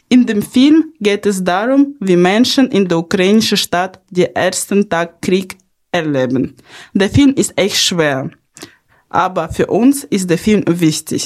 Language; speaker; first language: German; non-native, fluent; Ukrainian